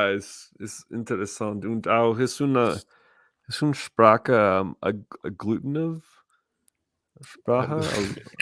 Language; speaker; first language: German; non-native, learner; English